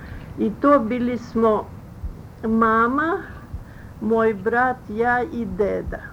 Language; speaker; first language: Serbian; early bilingual, other home language; Russian